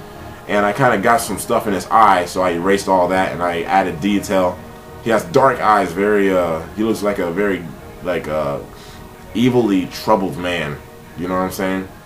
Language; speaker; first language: English; native; English